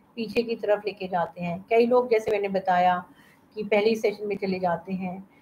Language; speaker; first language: Hindi; native; Hindi